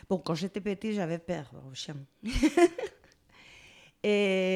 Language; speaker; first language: French; non-native, learner; Spanish